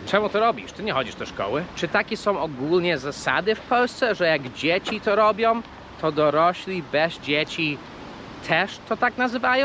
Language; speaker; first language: Polish; non-native, fluent; English